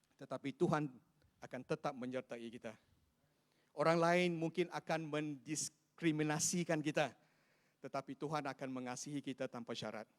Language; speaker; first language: Malay; non-native, local second language; Chinese